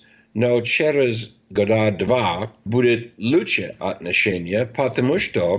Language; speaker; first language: Russian; non-native, fluent; English